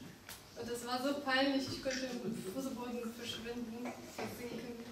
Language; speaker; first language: German; non-native, fluent; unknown